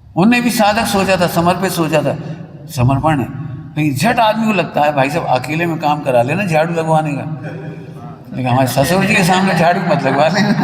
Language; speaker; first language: Hindi; native; Hindi